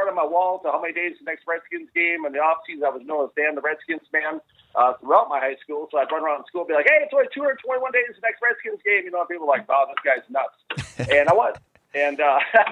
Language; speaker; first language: English; native; English